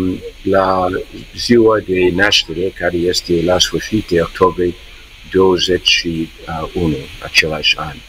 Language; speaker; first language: Romanian; early bilingual, heritage; English